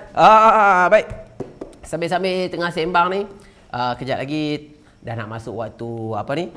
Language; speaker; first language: Malay; native; Malay